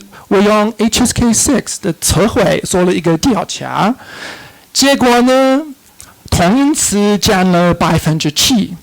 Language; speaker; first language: Chinese; non-native, fluent; English